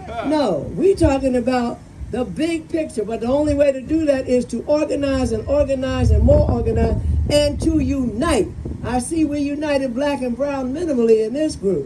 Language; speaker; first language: English; native; English